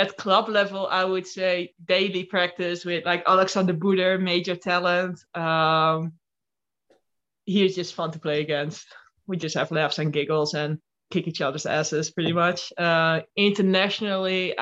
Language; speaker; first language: English; non-native, fluent; Dutch